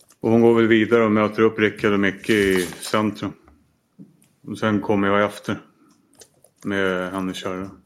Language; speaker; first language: Swedish; native; Swedish